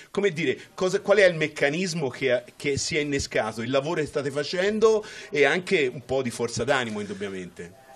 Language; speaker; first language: Italian; native; Italian